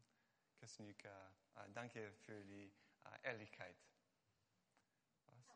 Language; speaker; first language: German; non-native, fluent; Hungarian